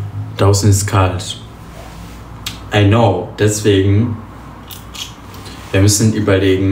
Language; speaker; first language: German; early bilingual, other home language; Polish